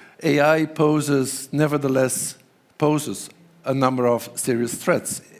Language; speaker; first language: English; non-native, fluent; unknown